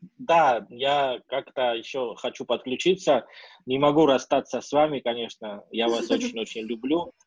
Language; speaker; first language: Russian; non-native, local second language; Georgian